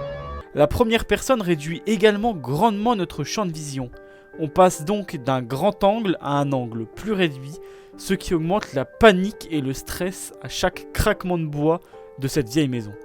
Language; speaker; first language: French; native; French